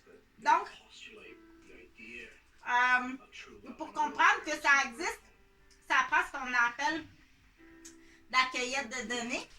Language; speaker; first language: French; native; French